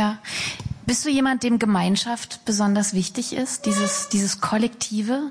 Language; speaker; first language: German; native; German